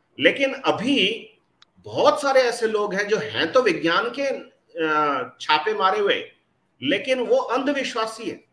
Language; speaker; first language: Hindi; native; Hindi